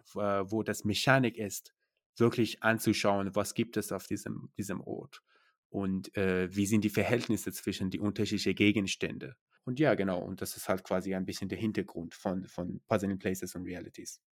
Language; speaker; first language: German; non-native, fluent; Persian